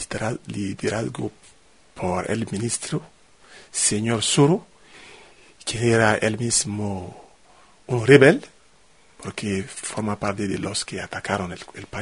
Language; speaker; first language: Spanish; non-native, fluent; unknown